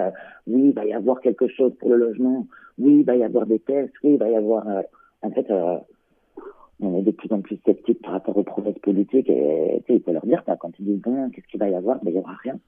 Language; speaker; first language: French; native; French